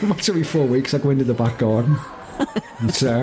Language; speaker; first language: English; native; English